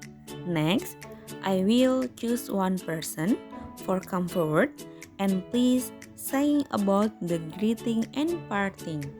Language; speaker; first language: English; non-native, learner; Indonesian